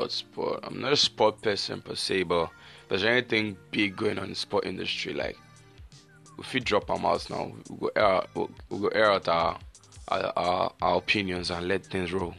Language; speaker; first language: English; non-native, local second language; Yoruba